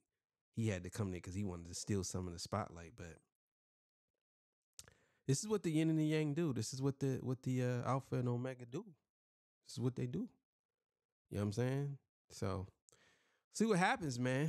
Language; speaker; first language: English; native; English